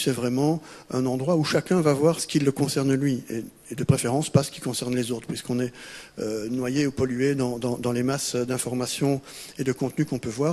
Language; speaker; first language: French; native; French